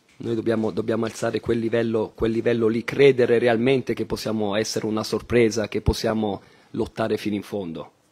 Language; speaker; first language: Italian; native; Italian